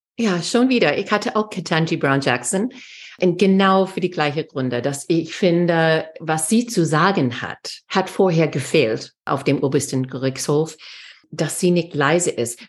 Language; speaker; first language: German; non-native, fluent; English